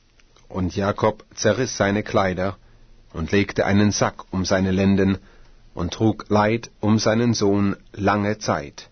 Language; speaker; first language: German; native; German